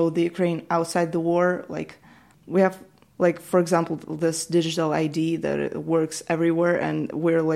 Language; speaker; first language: English; non-native, fluent; Ukrainian